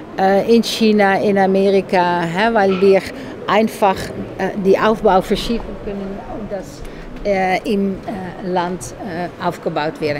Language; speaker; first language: German; non-native, fluent; Dutch